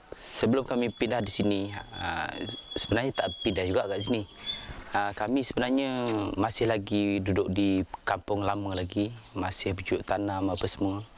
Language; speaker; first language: Malay; non-native, local second language; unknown